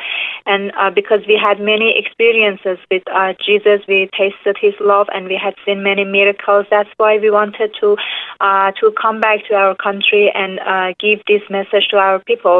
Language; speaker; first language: English; non-native, fluent; Persian